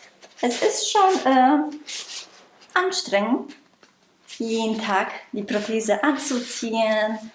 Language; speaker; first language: German; non-native, local second language; Polish